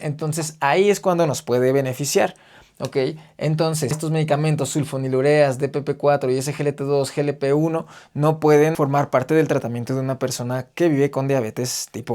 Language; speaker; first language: Spanish; native; Spanish